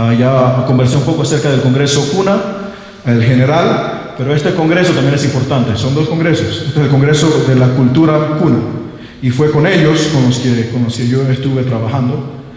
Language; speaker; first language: Spanish; non-native, local second language; English